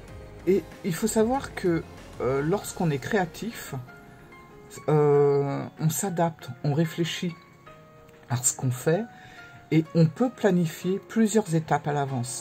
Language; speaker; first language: French; native; French